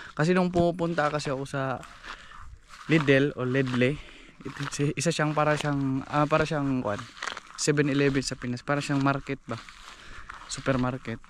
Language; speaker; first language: Filipino; non-native, local second language; Cebuano